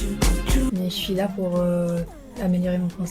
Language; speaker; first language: French; non-native, fluent; English